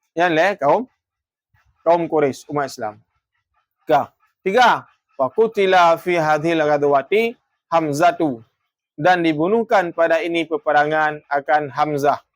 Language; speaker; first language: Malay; non-native, local second language; Achinese